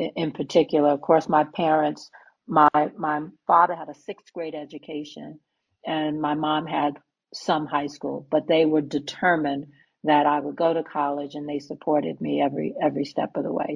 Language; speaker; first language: English; native; English